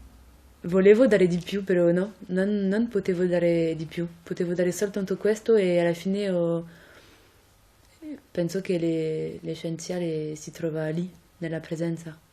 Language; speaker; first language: Italian; non-native, fluent; French